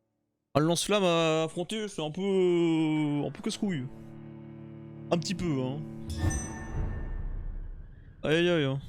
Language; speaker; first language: French; native; French